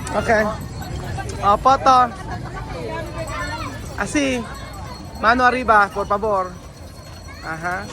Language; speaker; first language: Spanish; non-native, learner; Filipino